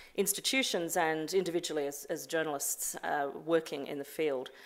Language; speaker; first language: English; native; English